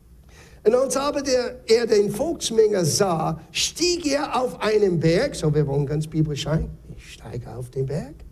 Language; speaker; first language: German; non-native, fluent; English